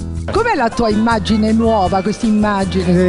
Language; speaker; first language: Italian; native; Italian